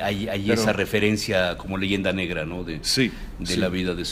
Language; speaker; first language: Spanish; native; Spanish